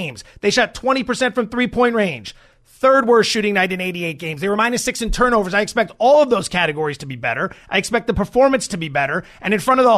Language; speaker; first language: English; native; English